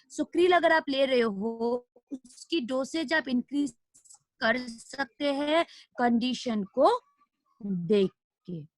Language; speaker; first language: Hindi; non-native, local second language; Nepali